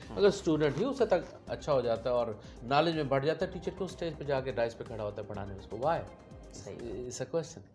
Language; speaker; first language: Urdu; non-native, local second language; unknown